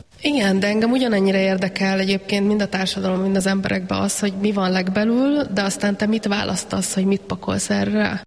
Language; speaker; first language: Hungarian; native; Hungarian